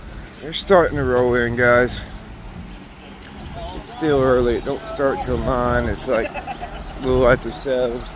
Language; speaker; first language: English; native; English